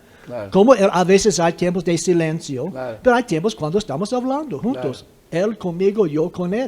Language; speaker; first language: Spanish; non-native, fluent; English